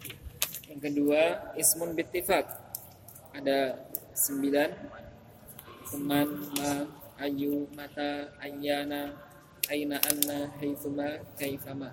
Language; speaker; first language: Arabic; non-native, fluent; Indonesian